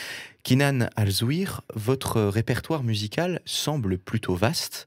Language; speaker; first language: French; native; French